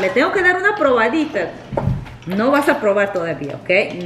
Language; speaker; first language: Spanish; native; Spanish